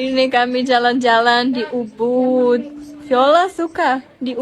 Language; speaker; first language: Indonesian; non-native, fluent; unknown